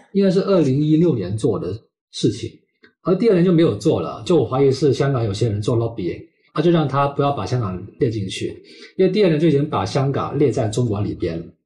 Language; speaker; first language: Chinese; non-native, local second language; Cantonese